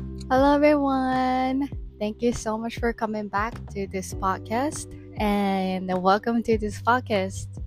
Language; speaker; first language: English; non-native, fluent; Japanese